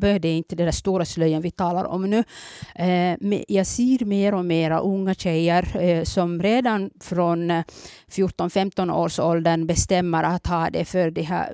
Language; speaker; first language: Swedish; early bilingual, other home language; Somali